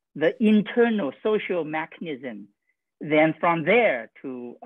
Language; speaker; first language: English; non-native, fluent; Chinese